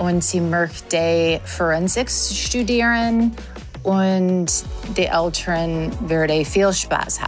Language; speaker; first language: German; non-native, learner; English